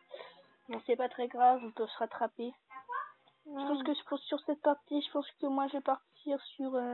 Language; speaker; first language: French; native; French